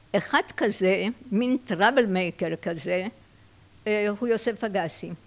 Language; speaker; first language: Hebrew; native; Hebrew